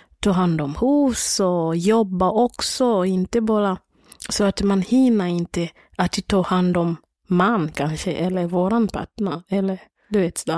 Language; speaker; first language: Swedish; non-native, learner; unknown